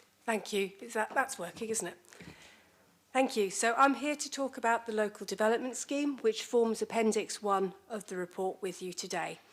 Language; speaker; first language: English; native; English